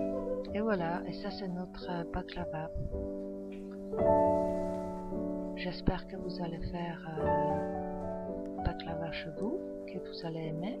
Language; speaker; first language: French; non-native, fluent; Polish